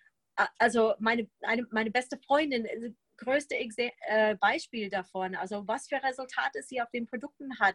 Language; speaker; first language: German; non-native, fluent; English